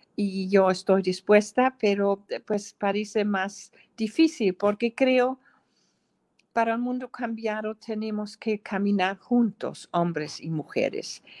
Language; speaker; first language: Spanish; non-native, fluent; German